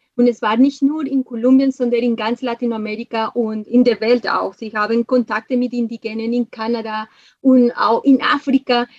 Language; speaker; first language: German; non-native, fluent; Spanish